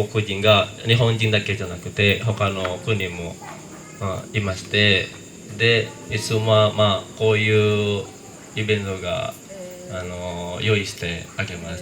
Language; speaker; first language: Japanese; non-native, learner; Indonesian